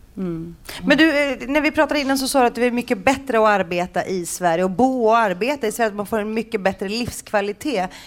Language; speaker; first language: Swedish; native; Swedish